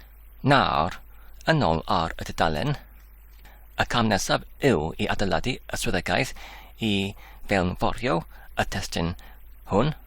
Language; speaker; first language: Welsh; non-native, learner; English